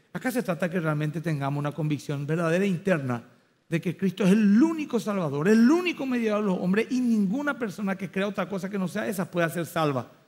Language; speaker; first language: Spanish; native; Spanish